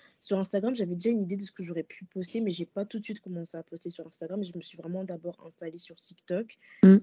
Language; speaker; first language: French; early bilingual, other home language; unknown